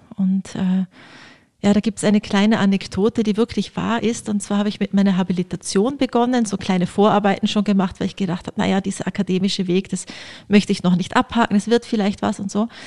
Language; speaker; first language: German; early bilingual, other home language; Polish